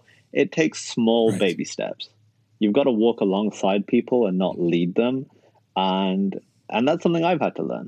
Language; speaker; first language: English; native; English